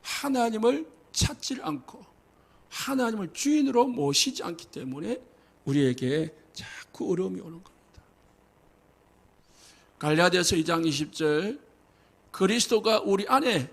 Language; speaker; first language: Korean; native; Korean